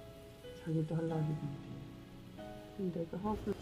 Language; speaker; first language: Korean; native; Korean